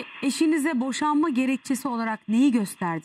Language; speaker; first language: Turkish; native; Turkish